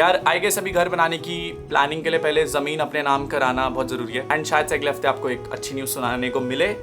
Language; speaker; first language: Hindi; native; Hindi